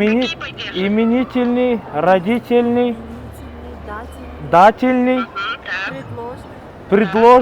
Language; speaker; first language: Russian; non-native, local second language; Kyrgyz